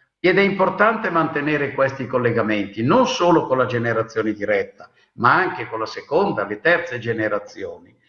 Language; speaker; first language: Italian; native; Italian